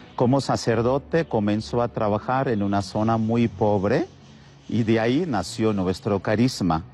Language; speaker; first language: Spanish; non-native, fluent; Malayalam